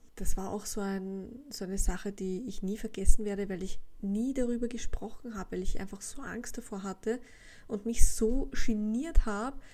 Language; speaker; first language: German; native; German